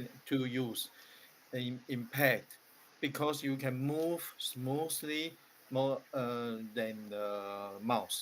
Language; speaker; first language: English; non-native, learner; Chinese